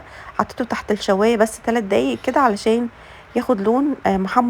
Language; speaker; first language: Arabic; native; Arabic